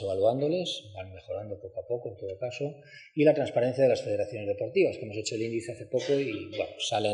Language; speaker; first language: Spanish; native; Spanish